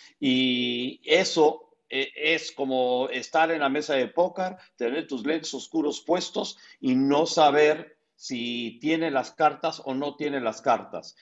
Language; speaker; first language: Spanish; early bilingual, heritage; Spanish